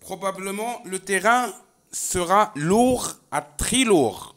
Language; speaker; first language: French; non-native, local second language; Arabic